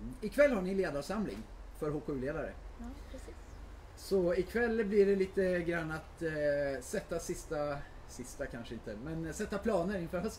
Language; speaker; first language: Swedish; native; Swedish